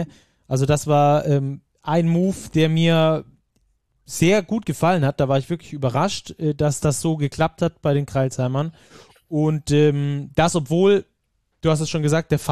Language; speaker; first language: German; native; German